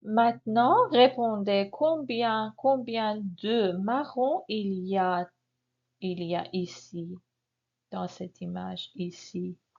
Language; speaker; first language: French; non-native, fluent; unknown